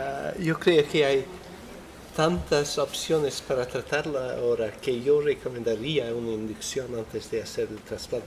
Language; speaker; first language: Spanish; non-native, fluent; Dutch